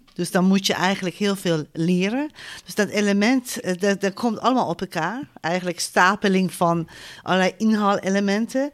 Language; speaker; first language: Dutch; non-native, fluent; Persian